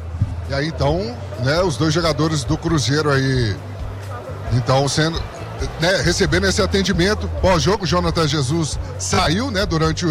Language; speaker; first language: Portuguese; native; Portuguese